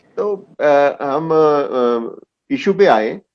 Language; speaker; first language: Hindi; non-native, local second language; Punjabi